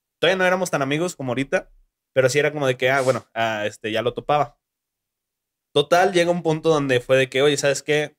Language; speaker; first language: Spanish; native; Spanish